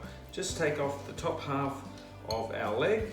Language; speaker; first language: English; native; English